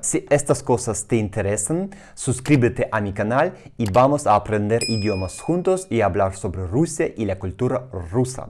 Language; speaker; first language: Spanish; non-native, fluent; Russian